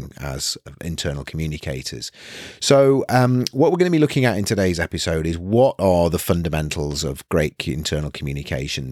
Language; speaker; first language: English; native; English